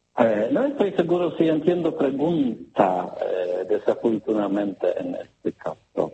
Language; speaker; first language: Spanish; non-native, learner; Polish